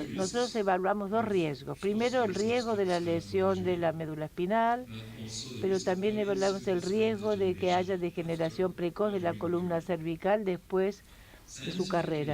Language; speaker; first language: Spanish; non-native, fluent; French